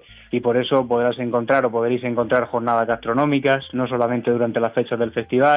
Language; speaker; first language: Spanish; native; Spanish